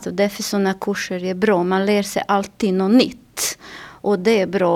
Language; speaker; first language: Swedish; non-native, learner; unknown